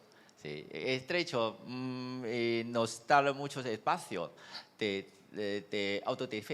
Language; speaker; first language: Spanish; non-native, fluent; Chinese